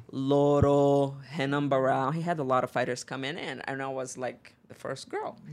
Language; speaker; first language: English; non-native, fluent; Portuguese